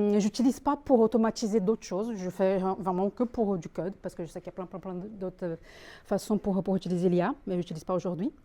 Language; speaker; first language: French; non-native, fluent; Portuguese